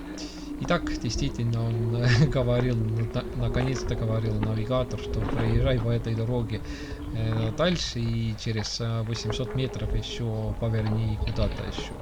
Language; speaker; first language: Russian; non-native, local second language; Estonian